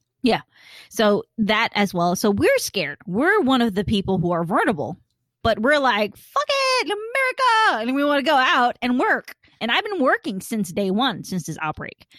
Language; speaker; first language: English; early bilingual, other home language; Khmer